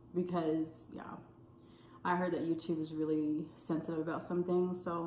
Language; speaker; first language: English; native; English